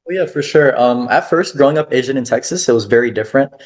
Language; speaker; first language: English; early bilingual, other home language; Kazakh